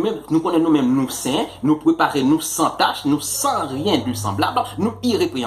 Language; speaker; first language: French; non-native, local second language; Haitian Creole